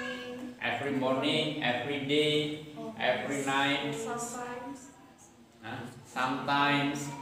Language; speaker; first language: English; non-native, fluent; Indonesian